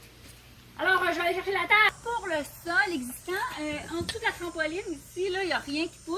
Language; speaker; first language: French; native; French